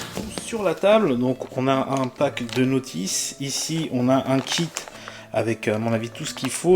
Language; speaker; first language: French; native; French